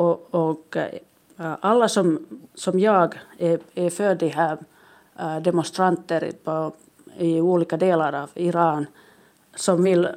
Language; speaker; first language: Swedish; non-native, local second language; Finnish